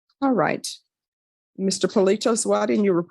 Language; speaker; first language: English; native; English